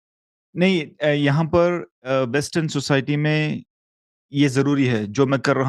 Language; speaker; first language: Hindi; early bilingual, heritage; Urdu